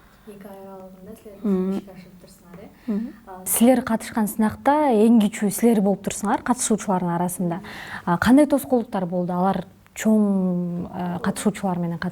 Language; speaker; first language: Kyrgyz; native; Kyrgyz